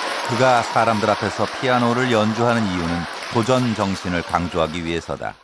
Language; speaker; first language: Korean; native; Korean